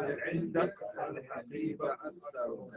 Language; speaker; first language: Arabic; non-native, learner; English